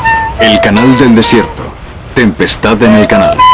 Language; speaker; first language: Spanish; native; Spanish